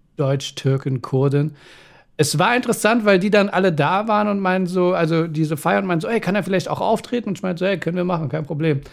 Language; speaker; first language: German; early bilingual, other home language; Persian